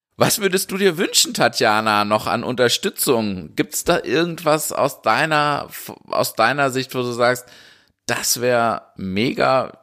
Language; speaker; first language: German; native; German